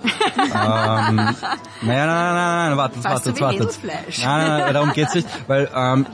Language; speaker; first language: German; native; German